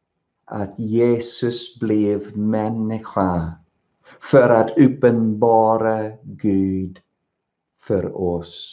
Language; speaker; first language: Swedish; non-native, fluent; English